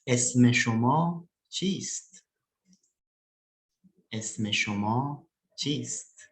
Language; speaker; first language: Persian; early bilingual, other home language; Indonesian